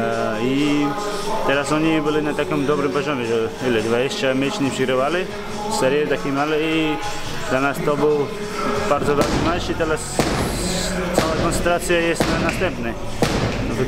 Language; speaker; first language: Polish; non-native, learner; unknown